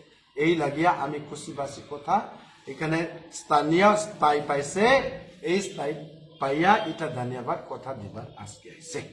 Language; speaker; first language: Bangla; non-native, local second language; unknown